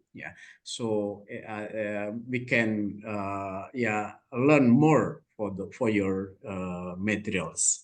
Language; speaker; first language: English; non-native, learner; Indonesian